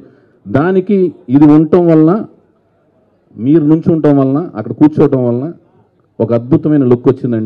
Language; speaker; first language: Telugu; native; Telugu